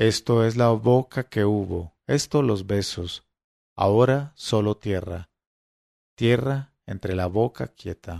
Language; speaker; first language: Spanish; native; Spanish